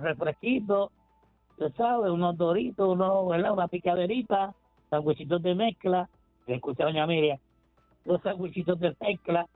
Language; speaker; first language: Spanish; native; Spanish